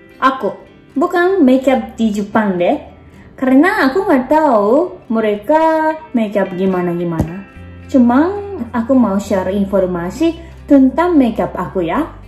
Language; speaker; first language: Indonesian; non-native, learner; Japanese